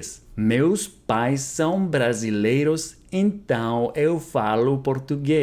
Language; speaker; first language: Portuguese; non-native, learner; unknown